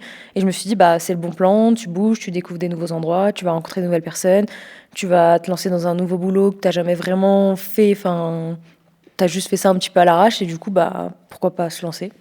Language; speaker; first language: French; native; French